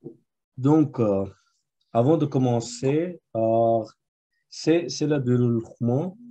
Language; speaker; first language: French; non-native, fluent; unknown